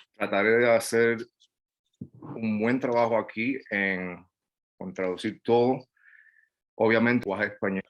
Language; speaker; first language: Spanish; non-native, fluent; English